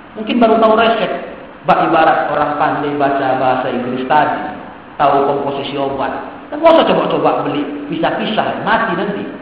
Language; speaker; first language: Indonesian; native; Indonesian